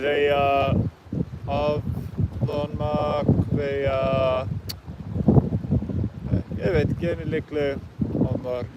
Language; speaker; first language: Turkish; non-native, learner; English